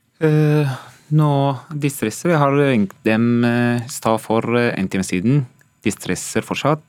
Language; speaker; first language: Norwegian; non-native, learner; Arabic